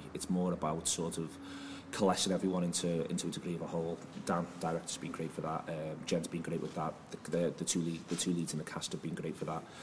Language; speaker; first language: English; native; English